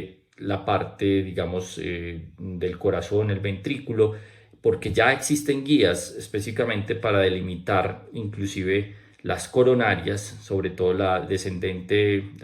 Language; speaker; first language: Spanish; native; Spanish